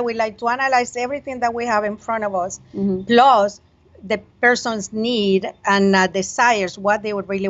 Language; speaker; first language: English; non-native, fluent; Spanish